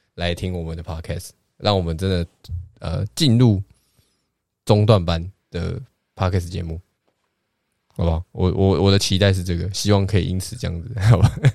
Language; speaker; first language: Chinese; native; Chinese